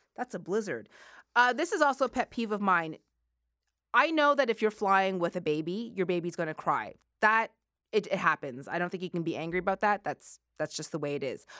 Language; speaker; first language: English; native; English